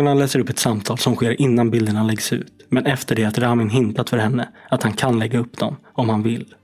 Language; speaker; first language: Swedish; native; Swedish